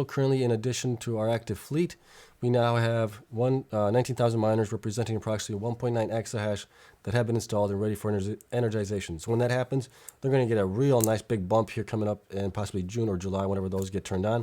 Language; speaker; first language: English; native; English